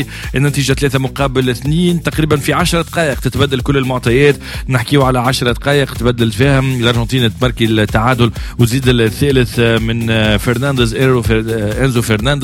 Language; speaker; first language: Arabic; native; Arabic